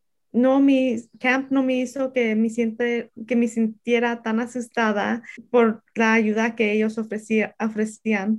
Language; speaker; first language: Spanish; early bilingual, heritage; Spanish